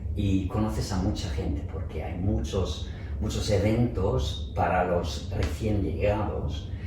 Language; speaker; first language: Spanish; non-native, fluent; German